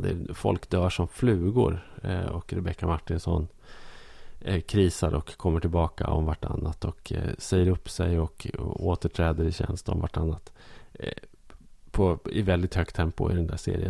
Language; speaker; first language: Swedish; native; Swedish